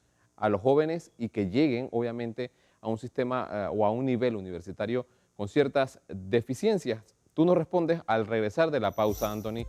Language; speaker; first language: Spanish; native; Spanish